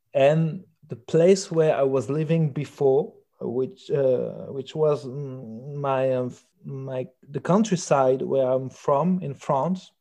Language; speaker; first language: English; non-native, fluent; French